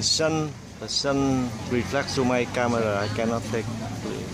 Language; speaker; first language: English; non-native, learner; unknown